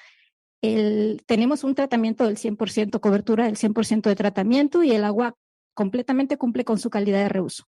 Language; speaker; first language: Spanish; native; Spanish